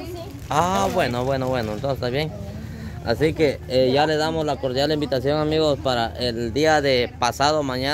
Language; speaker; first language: Spanish; native; Spanish